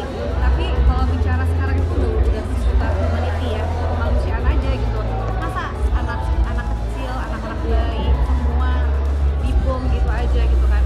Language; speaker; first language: Indonesian; native; Indonesian